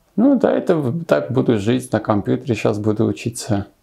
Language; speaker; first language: Russian; non-native, local second language; Armenian